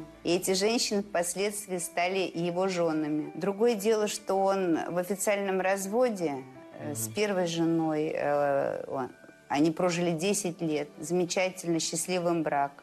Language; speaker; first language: Russian; native; Russian